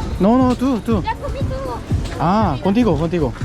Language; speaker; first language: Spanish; non-native, learner; Korean